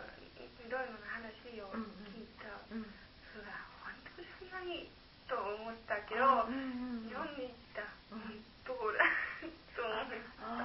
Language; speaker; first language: Japanese; non-native, learner; German